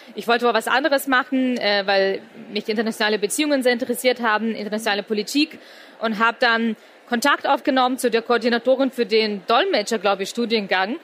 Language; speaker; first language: German; native; German